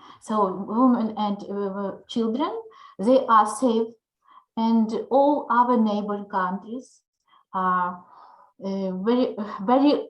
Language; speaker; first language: English; non-native, learner; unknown